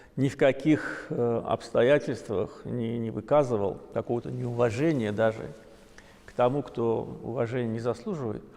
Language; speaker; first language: Russian; non-native, local second language; Azerbaijani